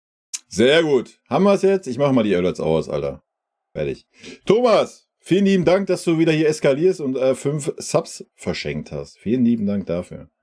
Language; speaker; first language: German; native; German